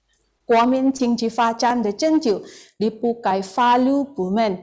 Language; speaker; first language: Chinese; non-native, learner; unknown